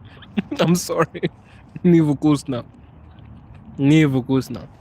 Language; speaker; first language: Russian; non-native, learner; Shona